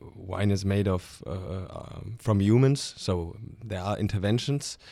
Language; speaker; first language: English; non-native, fluent; German